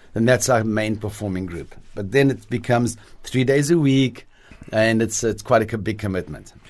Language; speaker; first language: English; native; English